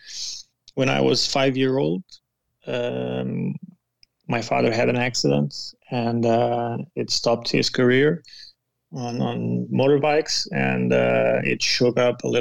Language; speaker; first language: English; non-native, fluent; Portuguese